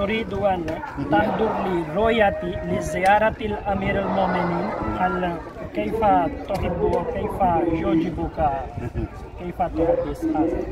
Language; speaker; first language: Arabic; non-native, fluent; Urdu